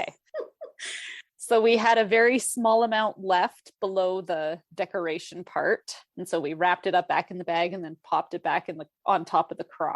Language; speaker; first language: English; native; English